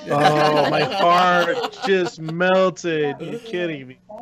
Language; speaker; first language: English; native; English